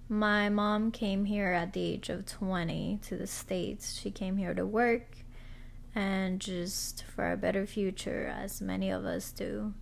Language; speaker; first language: English; early bilingual, other home language; Spanish